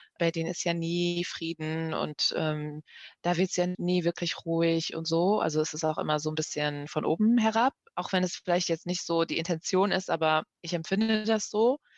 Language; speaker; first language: German; early bilingual, other home language; Persian